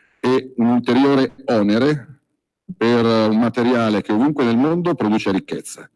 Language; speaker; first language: Italian; native; Italian